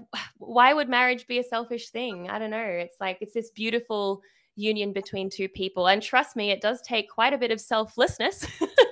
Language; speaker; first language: English; native; English